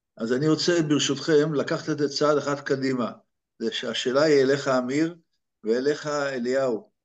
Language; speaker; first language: Hebrew; native; Hebrew